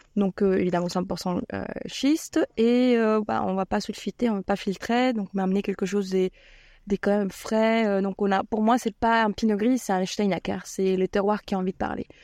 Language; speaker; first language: French; non-native, fluent; Spanish